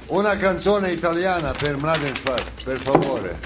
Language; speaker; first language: Italian; non-native, learner; Croatian